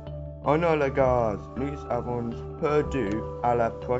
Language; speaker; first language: French; non-native, learner; English